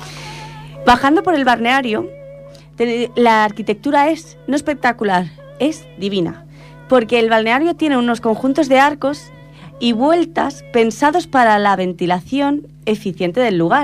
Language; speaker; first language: Spanish; native; Spanish